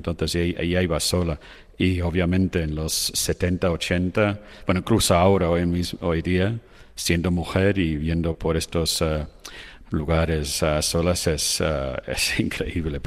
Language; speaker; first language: Spanish; non-native, fluent; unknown